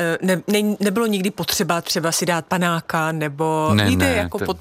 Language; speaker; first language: Czech; native; Czech